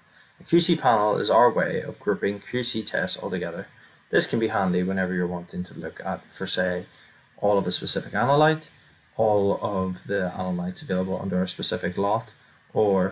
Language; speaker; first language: English; native; English